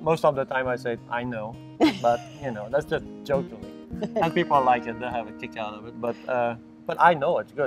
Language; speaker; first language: English; non-native, fluent; French